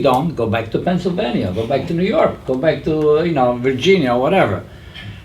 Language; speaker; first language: English; non-native, fluent; Italian